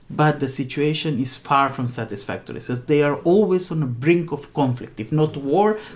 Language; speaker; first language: English; non-native, fluent; Macedonian